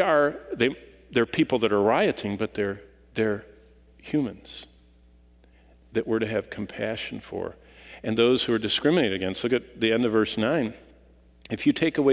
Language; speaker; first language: English; native; English